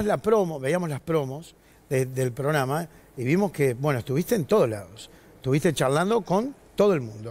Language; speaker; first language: Spanish; native; Spanish